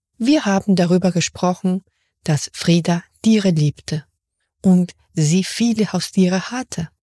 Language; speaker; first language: German; non-native, fluent; Spanish